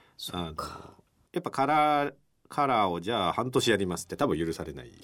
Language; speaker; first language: Japanese; early bilingual, other home language; Portuguese